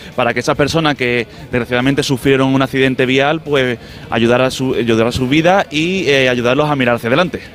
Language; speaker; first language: Spanish; native; Spanish